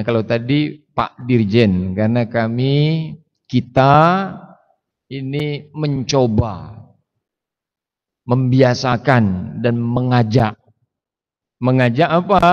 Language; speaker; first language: Indonesian; native; Indonesian